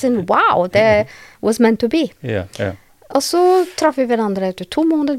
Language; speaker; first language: Norwegian; non-native, learner; Albanian